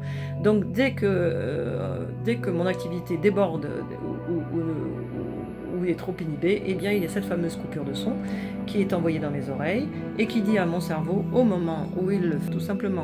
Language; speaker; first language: French; native; French